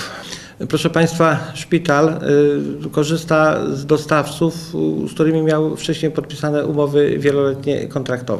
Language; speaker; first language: Polish; native; Polish